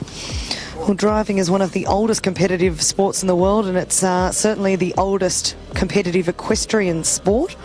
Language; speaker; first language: English; native; English